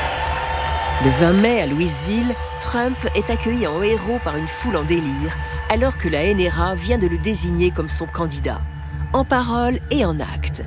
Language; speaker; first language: French; native; French